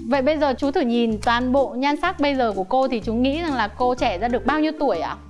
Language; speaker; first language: Vietnamese; native; Vietnamese